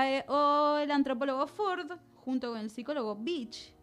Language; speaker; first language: Spanish; native; Spanish